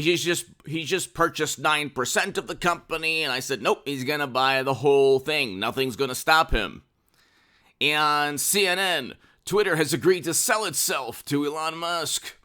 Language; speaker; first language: English; native; English